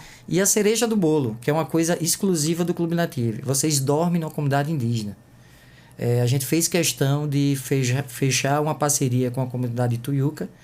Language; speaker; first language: Portuguese; native; Portuguese